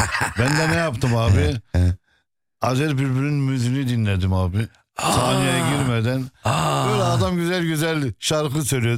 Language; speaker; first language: Turkish; non-native, fluent; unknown